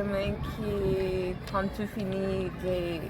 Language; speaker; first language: French; non-native, learner; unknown